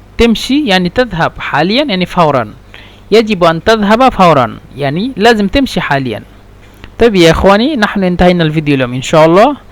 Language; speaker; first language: Egyptian Arabic; non-native, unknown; Bangla